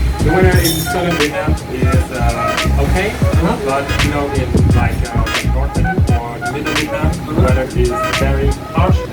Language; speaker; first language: English; non-native, fluent; Vietnamese